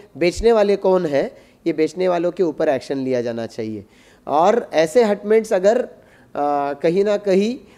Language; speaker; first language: Hindi; non-native, local second language; Marathi